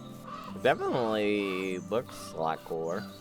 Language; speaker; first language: English; native; English